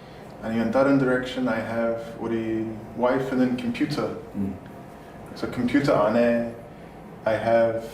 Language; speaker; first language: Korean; non-native, learner; English